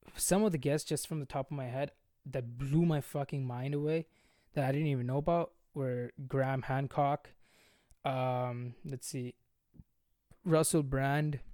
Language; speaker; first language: English; non-native, local second language; Bangla